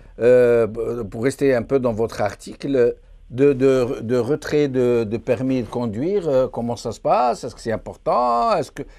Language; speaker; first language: French; non-native, local second language; Arabic